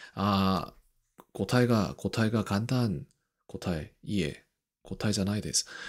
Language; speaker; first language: Japanese; non-native, learner; Korean